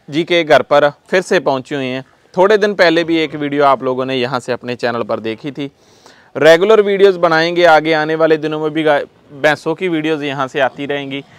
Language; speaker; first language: Hindi; non-native, local second language; Punjabi